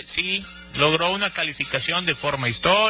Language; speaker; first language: Spanish; native; Spanish